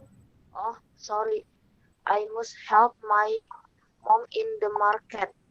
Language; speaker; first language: English; non-native, learner; Indonesian